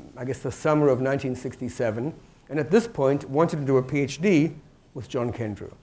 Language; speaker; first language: English; native; English